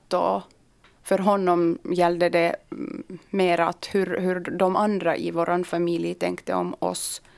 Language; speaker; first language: Swedish; early bilingual, other home language; Kurdish